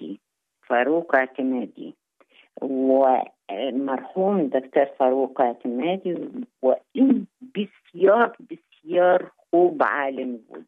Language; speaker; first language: Persian; non-native, fluent; Arabic